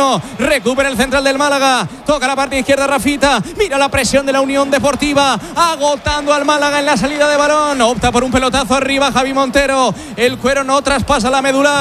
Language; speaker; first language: Spanish; native; Spanish